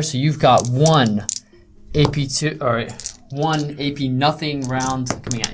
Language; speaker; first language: English; native; English